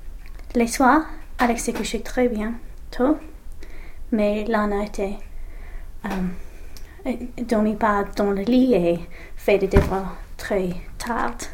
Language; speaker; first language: French; non-native, learner; English